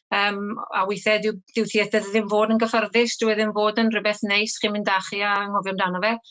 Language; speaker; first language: Welsh; native; Welsh